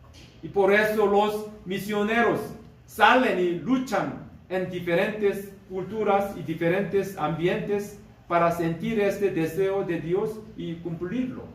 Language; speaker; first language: Spanish; non-native, learner; Korean